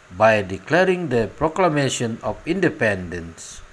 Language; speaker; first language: English; non-native, fluent; Indonesian